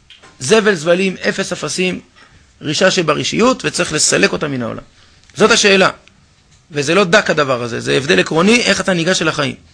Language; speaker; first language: Hebrew; native; Hebrew